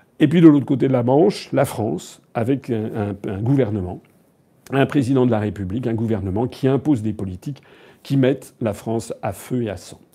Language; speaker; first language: French; native; French